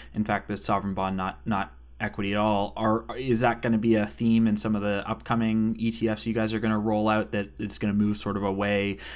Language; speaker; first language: English; native; English